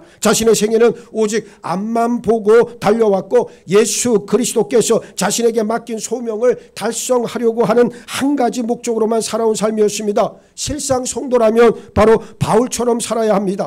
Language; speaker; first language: Korean; native; Korean